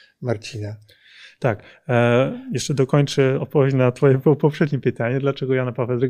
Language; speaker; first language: Polish; non-native, fluent; Dutch